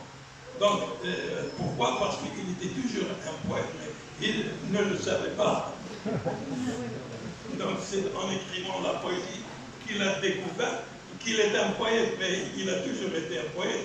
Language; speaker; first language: French; non-native, local second language; Arabic